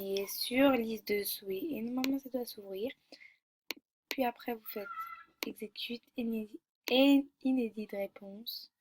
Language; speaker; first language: French; native; French